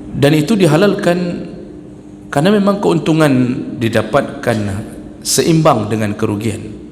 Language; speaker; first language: Malay; non-native, local second language; Achinese